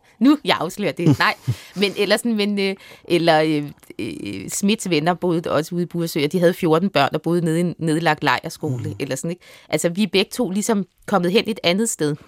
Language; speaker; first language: Danish; native; Danish